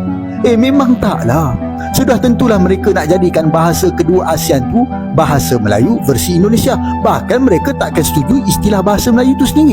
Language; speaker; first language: Malay; native; Malay